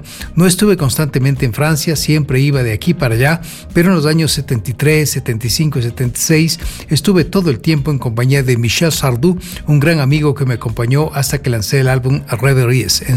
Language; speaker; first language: Spanish; native; Spanish